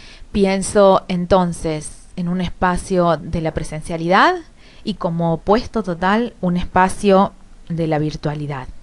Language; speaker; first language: Spanish; native; Spanish